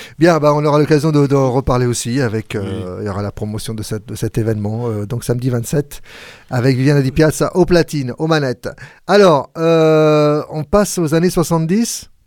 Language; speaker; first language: French; native; French